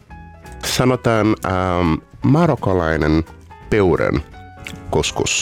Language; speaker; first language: Finnish; non-native, fluent; Portuguese